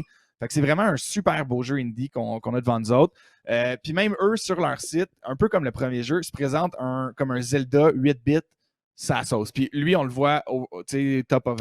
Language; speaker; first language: French; native; French